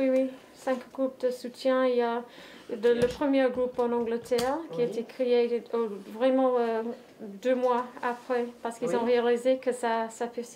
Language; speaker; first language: French; non-native, fluent; English